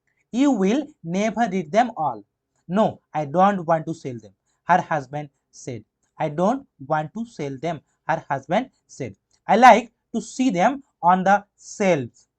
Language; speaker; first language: English; non-native, local second language; Bangla